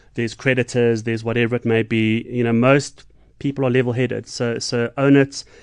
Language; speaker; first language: English; native; English